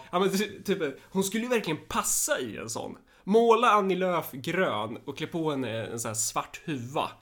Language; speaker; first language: Swedish; native; Swedish